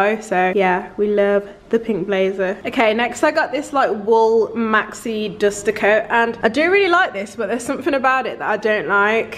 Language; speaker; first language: English; native; English